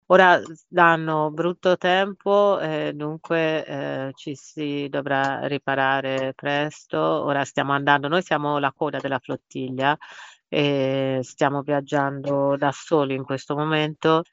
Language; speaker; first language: Italian; native; Italian